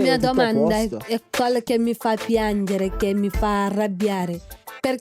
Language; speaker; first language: Italian; non-native, fluent; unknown